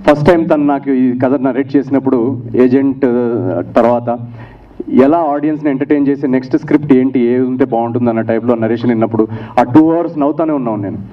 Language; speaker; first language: Telugu; native; Telugu